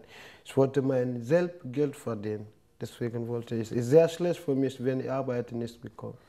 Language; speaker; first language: German; non-native, learner; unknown